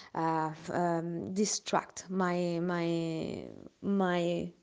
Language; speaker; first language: English; non-native, learner; Italian